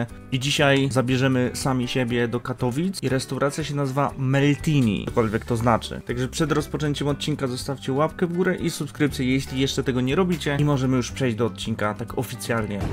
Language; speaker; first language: Polish; native; Polish